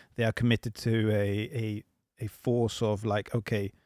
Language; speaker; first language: English; native; English